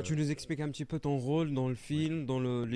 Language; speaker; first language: French; native; French